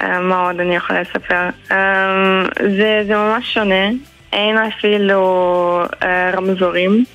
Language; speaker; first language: Hebrew; early bilingual, heritage; Hebrew